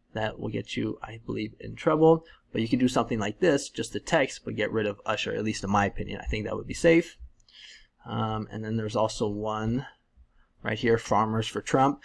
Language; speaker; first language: English; native; English